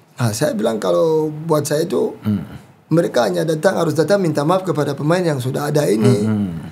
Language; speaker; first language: Indonesian; non-native, fluent; French